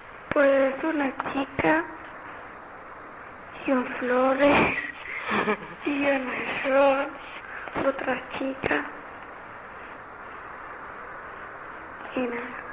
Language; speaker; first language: Spanish; non-native, learner; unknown